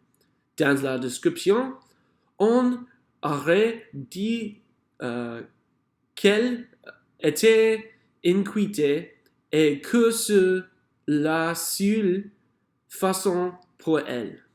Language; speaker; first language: French; non-native, learner; English